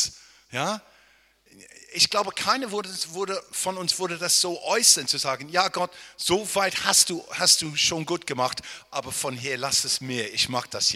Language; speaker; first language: German; non-native, fluent; English